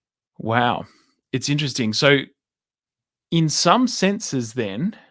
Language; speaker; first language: English; native; English